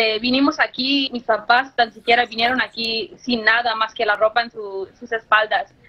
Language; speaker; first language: Spanish; early bilingual, heritage; Spanish